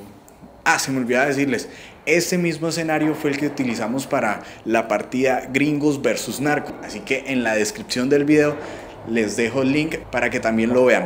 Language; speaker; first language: Spanish; native; Spanish